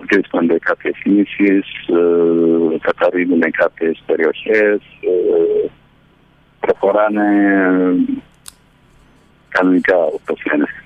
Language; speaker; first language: Greek; early bilingual, heritage; Greek